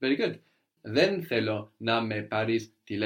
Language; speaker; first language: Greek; non-native, fluent; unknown